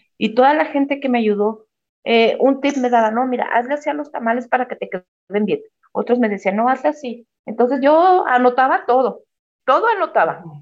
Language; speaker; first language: Spanish; native; Spanish